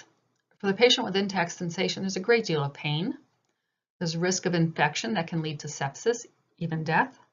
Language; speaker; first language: English; native; English